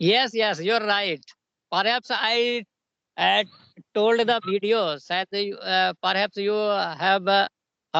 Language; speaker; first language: English; non-native, learner; Hindi